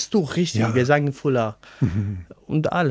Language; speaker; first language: German; non-native, learner; Arabic